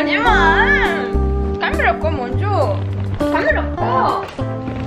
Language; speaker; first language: Korean; non-native, learner; Russian